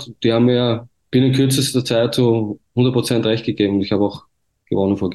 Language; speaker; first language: German; native; German